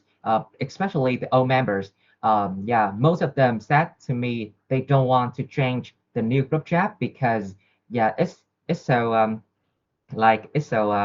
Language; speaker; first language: English; non-native, learner; Vietnamese